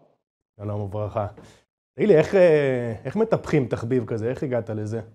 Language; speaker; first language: Hebrew; native; Hebrew